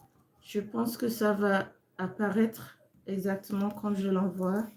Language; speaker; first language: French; non-native, fluent; English